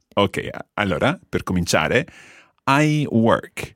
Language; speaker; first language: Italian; non-native, fluent; English